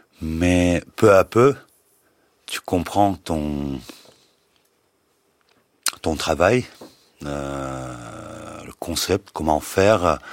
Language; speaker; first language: French; non-native, fluent; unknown